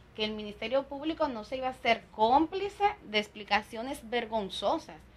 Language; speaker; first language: Spanish; native; Spanish